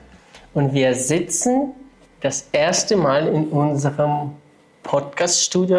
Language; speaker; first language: German; non-native, fluent; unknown